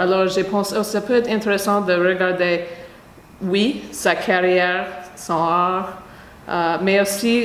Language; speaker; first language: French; non-native, fluent; English